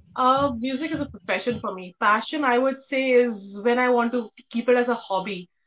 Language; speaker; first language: English; non-native, local second language; Hindi